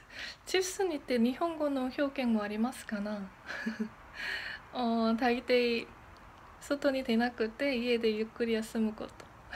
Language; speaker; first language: Japanese; non-native, learner; Korean